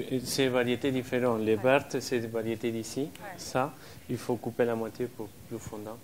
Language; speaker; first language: French; non-native, fluent; Spanish